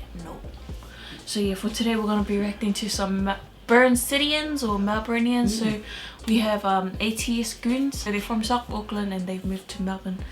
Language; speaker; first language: English; native; English